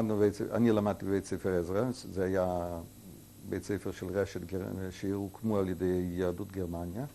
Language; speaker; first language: Hebrew; non-native, fluent; Yiddish